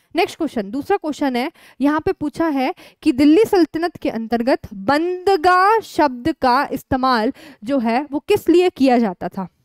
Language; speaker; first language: Hindi; native; Hindi